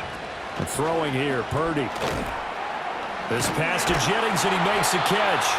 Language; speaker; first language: English; native; English